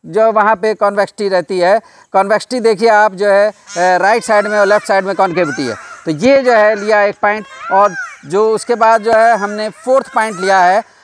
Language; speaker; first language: Hindi; native; Hindi